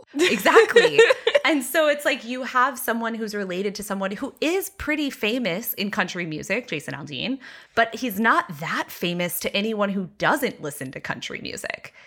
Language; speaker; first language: English; native; English